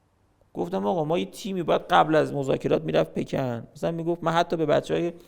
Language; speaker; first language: Persian; native; Persian